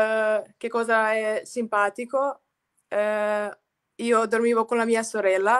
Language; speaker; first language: Italian; non-native, fluent; Croatian